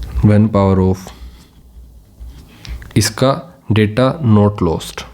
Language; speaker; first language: Hindi; native; Hindi